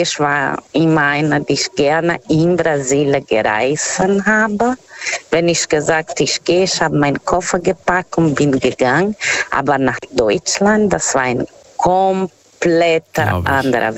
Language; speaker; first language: German; non-native, fluent; Portuguese